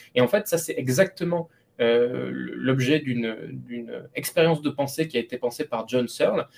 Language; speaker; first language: French; native; French